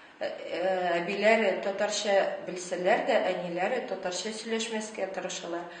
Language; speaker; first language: Tatar; non-native, local second language; Russian